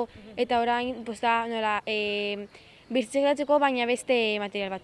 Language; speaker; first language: Basque; non-native, local second language; Spanish